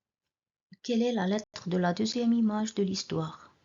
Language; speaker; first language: French; non-native, local second language; Arabic